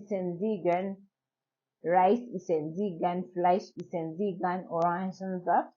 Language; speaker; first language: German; non-native, learner; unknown